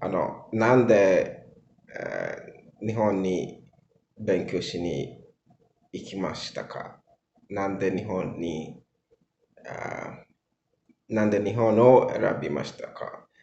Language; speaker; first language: Japanese; non-native, learner; English